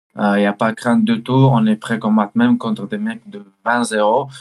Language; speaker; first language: French; early bilingual, heritage; Russian